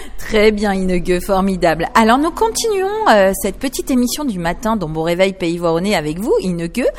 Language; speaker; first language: French; native; French